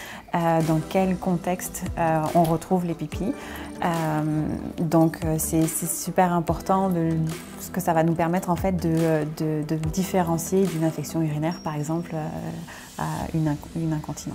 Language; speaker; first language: French; native; French